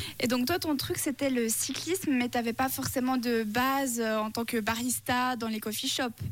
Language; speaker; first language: French; native; French